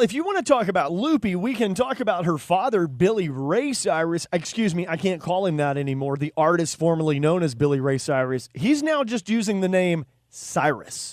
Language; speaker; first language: English; native; English